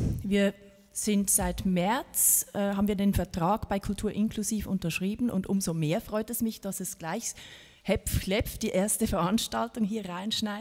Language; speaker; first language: German; native; German